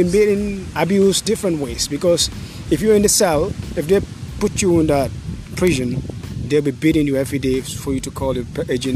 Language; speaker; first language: English; non-native, local second language; Wolof